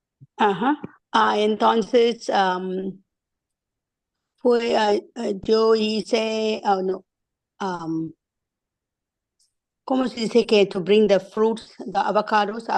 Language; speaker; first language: Spanish; non-native, learner; English